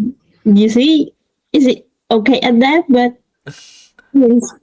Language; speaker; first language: English; non-native, learner; Vietnamese